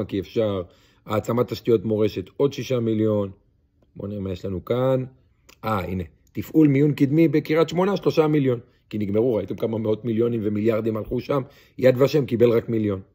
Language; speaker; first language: Hebrew; native; Hebrew